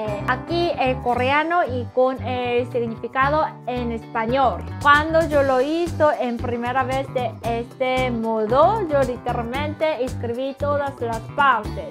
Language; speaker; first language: Spanish; non-native, fluent; Korean